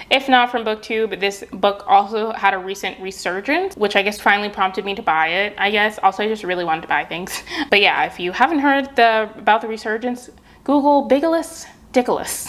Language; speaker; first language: English; native; English